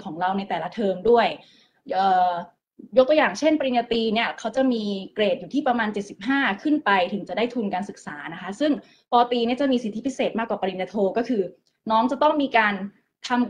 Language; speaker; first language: Thai; native; Thai